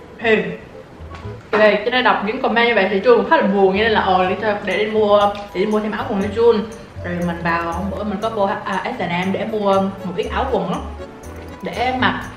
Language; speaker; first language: Vietnamese; native; Vietnamese